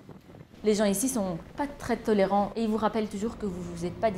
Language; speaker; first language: French; early bilingual, other home language; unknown